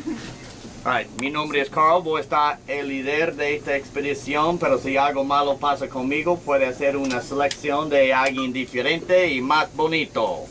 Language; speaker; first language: Spanish; non-native, learner; English